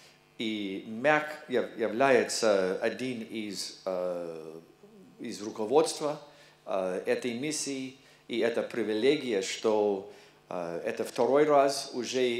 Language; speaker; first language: Russian; non-native, learner; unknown